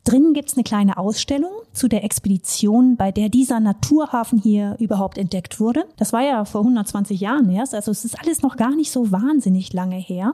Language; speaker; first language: German; native; German